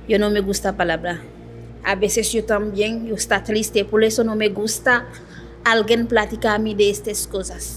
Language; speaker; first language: Spanish; non-native, learner; Haitian Creole